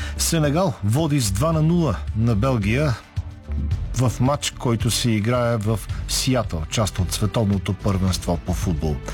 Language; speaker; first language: Bulgarian; native; Bulgarian